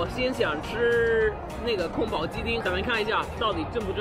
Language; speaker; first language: Chinese; non-native, fluent; Spanish